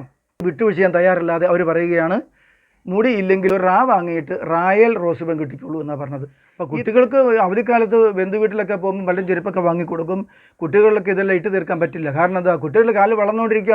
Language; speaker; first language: Malayalam; native; Malayalam